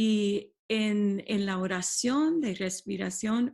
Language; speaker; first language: Spanish; non-native, fluent; English